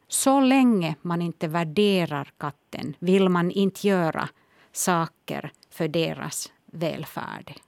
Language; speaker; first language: Swedish; non-native, local second language; Finnish